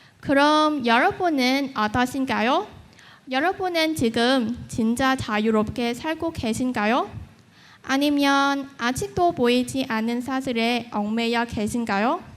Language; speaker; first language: Korean; non-native, fluent; Vietnamese